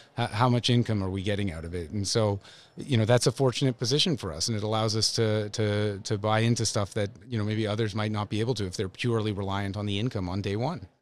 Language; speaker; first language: English; native; English